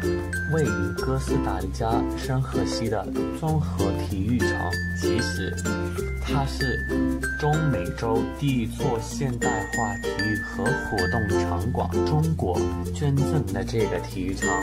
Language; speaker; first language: Chinese; non-native, fluent; Spanish